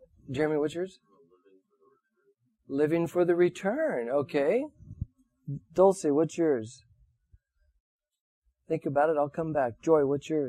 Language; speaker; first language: English; native; English